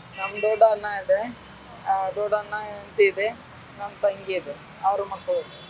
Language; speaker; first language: Kannada; non-native, learner; Hindi